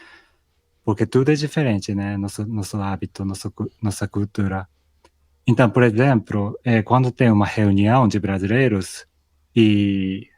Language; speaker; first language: Portuguese; non-native, fluent; Japanese